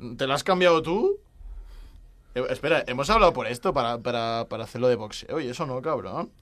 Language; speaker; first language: Spanish; non-native, local second language; Catalan